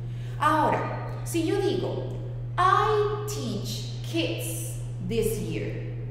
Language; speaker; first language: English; non-native, fluent; Spanish